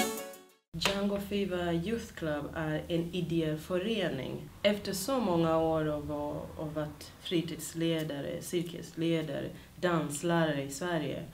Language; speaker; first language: Swedish; early bilingual, other home language; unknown